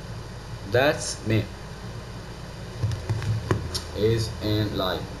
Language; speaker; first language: English; non-native, learner; Italian